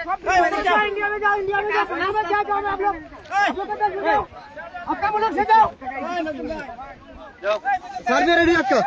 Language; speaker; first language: Hindi; non-native, learner; Bangla